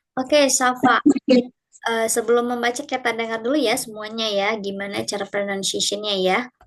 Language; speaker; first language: Indonesian; native; Indonesian